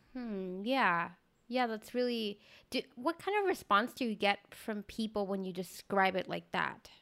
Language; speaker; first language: English; early bilingual, other home language; Spanish